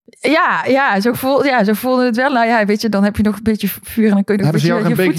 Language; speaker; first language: Dutch; native; Dutch